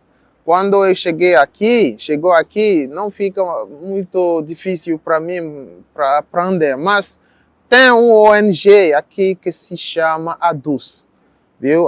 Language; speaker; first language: Portuguese; non-native, learner; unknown